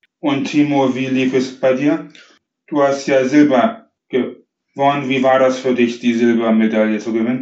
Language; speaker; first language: German; native; German